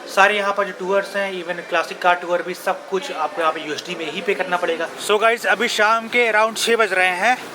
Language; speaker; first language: Hindi; native; Hindi